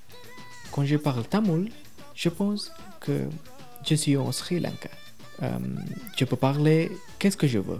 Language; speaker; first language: French; non-native, learner; Tamil